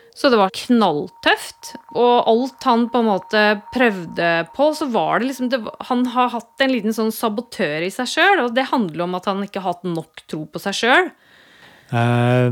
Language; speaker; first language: Norwegian; native; Norwegian